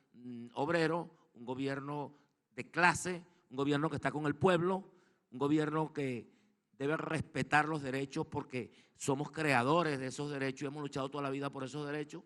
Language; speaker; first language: Spanish; native; Spanish